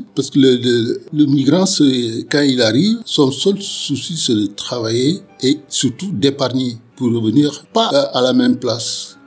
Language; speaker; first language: French; non-native, local second language; Wolof